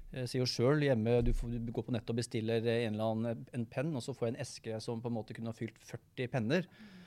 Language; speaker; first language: Norwegian; native; Norwegian